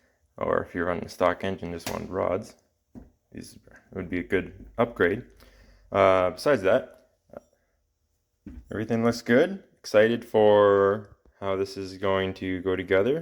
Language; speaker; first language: English; native; English